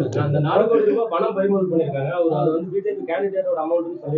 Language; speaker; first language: Tamil; native; Tamil